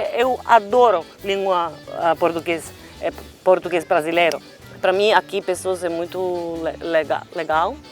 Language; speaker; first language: Portuguese; non-native, learner; Finnish